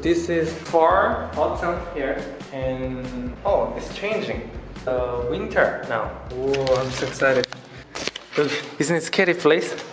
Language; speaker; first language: English; non-native, fluent; Korean